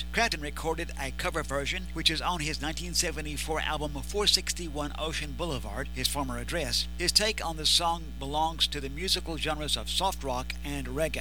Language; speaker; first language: English; native; English